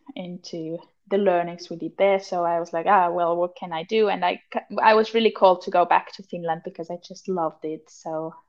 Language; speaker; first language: English; non-native, fluent; German